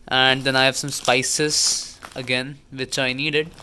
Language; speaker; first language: English; non-native, local second language; Hindi